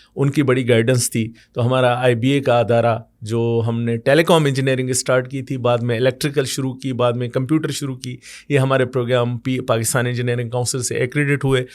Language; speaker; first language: Urdu; non-native, local second language; Sindhi